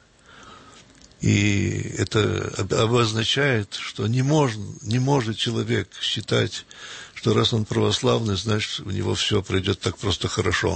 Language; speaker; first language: Russian; early bilingual, heritage; Russian